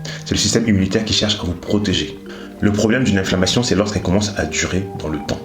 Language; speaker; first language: French; native; French